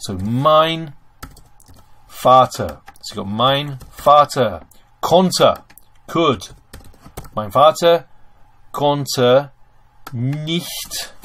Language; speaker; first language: German; non-native, fluent; English